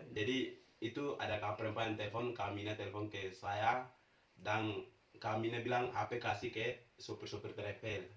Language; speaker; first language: Indonesian; non-native, local second language; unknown